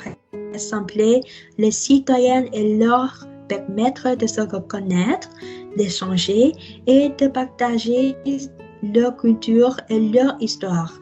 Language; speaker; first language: French; non-native, learner; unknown